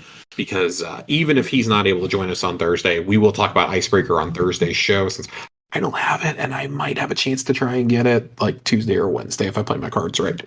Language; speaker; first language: English; native; English